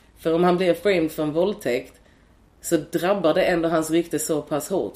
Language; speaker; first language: Swedish; native; Swedish